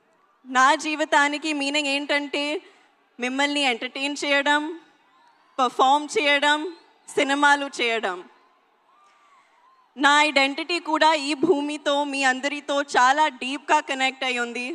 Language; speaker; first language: Telugu; non-native, local second language; Hindi